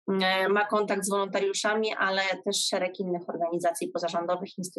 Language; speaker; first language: Polish; native; Polish